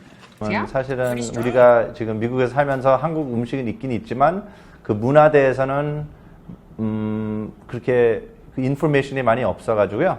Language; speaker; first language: Korean; early bilingual, heritage; Korean